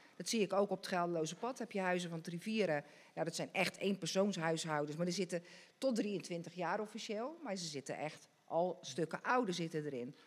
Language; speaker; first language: Dutch; native; Dutch